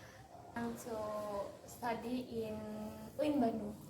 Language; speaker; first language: English; non-native, learner; Indonesian